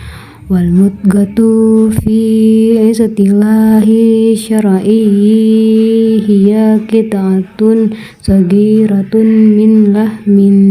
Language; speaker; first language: Arabic; non-native, learner; Indonesian